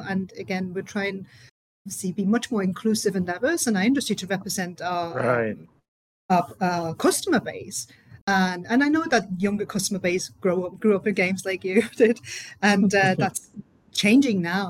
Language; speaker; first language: English; non-native, fluent; German